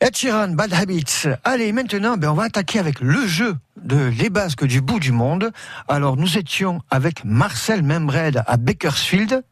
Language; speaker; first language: French; native; French